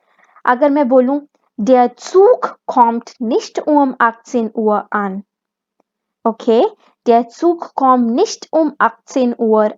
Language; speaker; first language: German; non-native, fluent; Hindi